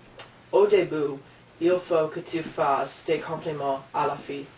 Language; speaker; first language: French; non-native, learner; English